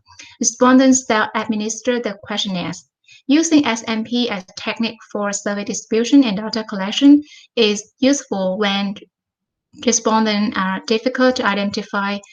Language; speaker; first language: English; non-native, fluent; Vietnamese